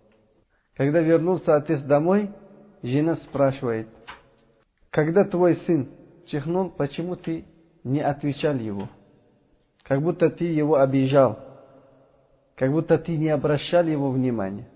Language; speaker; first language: Russian; non-native, local second language; Uzbek